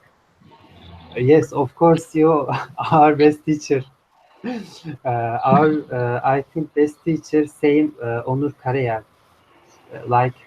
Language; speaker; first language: English; non-native, learner; Turkish